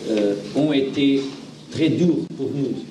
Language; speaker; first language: French; non-native, learner; Portuguese